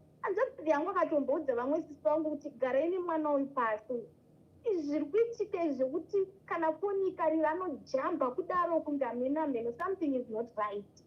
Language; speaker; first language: Shona; non-native, local second language; North Ndebele